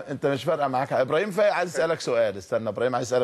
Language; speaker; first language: Arabic; native; Arabic